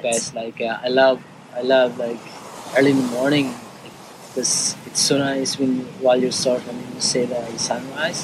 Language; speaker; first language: English; non-native, local second language; Surigaonon